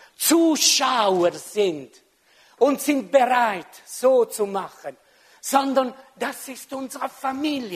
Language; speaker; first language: German; non-native, local second language; French